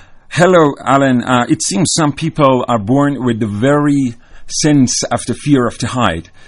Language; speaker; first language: English; non-native, fluent; Persian